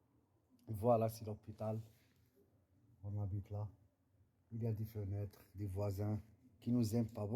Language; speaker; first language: French; non-native, learner; Arabic